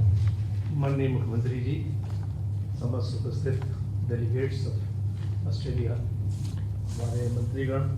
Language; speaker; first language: Hindi; native; Hindi